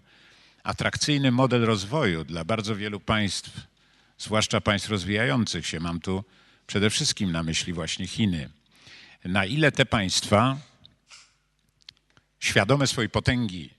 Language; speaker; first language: Polish; native; Polish